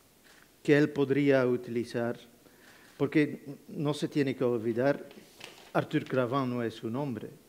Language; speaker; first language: Spanish; non-native, fluent; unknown